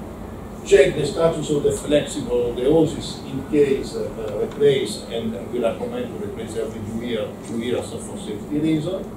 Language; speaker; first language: English; non-native, learner; Italian